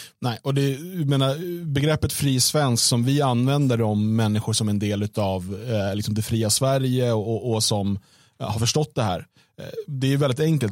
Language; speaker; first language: Swedish; native; Swedish